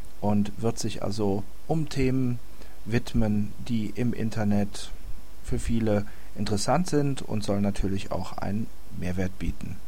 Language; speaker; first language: German; native; German